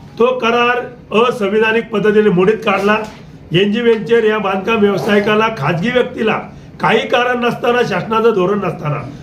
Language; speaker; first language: Marathi; native; Marathi